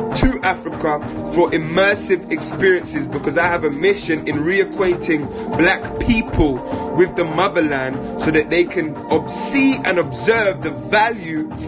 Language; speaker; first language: English; native; English